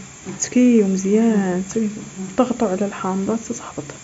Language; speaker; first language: Arabic; native; Arabic